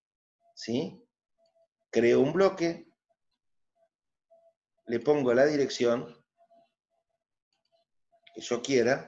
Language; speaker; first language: Spanish; native; Spanish